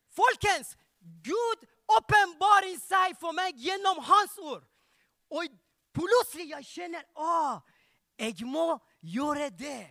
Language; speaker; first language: Norwegian; non-native, learner; Persian